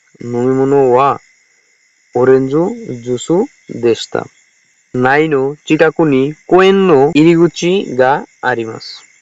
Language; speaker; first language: Japanese; non-native, learner; Bangla